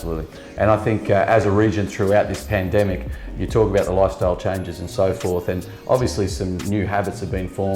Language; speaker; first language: English; native; English